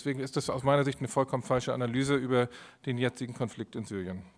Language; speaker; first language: German; native; German